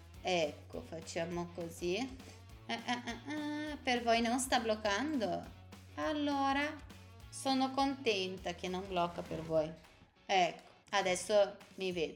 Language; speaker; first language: Italian; non-native, fluent; Portuguese